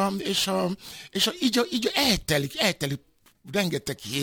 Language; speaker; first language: Hungarian; non-native, fluent; Yoruba